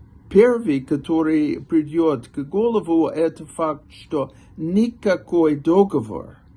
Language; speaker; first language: Russian; non-native, fluent; English